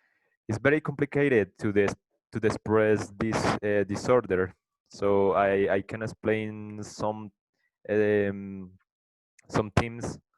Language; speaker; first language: English; non-native, learner; Spanish